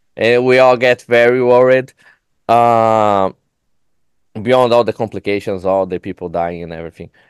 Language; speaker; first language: English; non-native, fluent; Portuguese